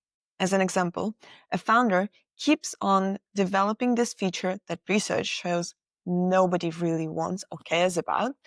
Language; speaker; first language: English; non-native, fluent; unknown